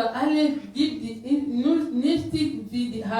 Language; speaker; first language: German; non-native, learner; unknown